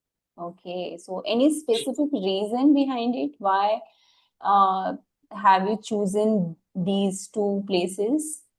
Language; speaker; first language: English; non-native, fluent; Hindi